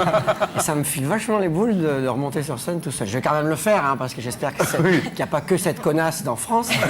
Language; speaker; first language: French; native; French